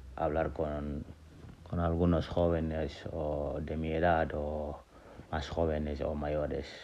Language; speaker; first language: Spanish; non-native, fluent; Wolof